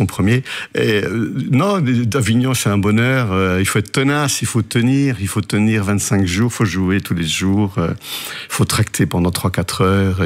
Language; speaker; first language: French; native; French